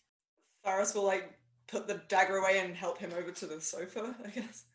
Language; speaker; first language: English; native; English